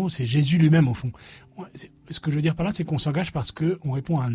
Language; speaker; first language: French; native; French